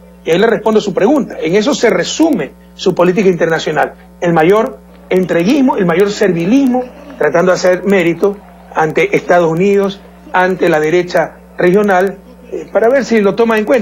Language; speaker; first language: Spanish; native; Spanish